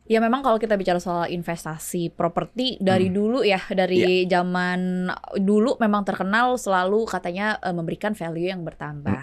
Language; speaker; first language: Indonesian; native; Indonesian